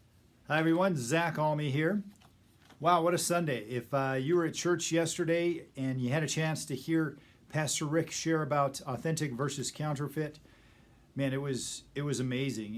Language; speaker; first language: English; native; English